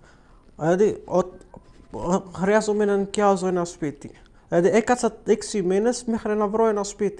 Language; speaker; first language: Greek; non-native, fluent; Arabic